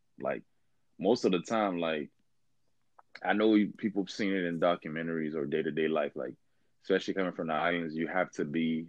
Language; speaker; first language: English; early bilingual, other home language; Haitian Creole